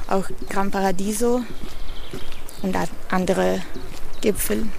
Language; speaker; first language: German; non-native, learner; Italian